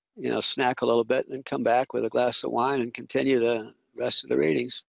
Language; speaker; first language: English; native; English